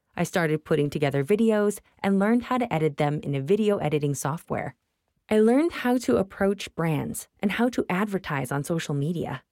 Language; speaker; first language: English; non-native, local second language; Tamil